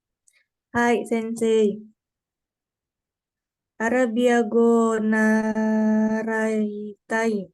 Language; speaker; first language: Japanese; non-native, learner; Indonesian